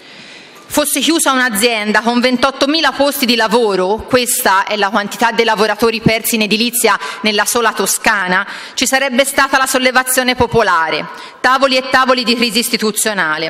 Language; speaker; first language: Italian; native; Italian